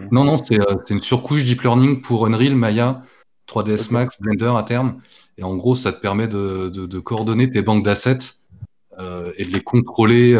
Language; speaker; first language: French; native; French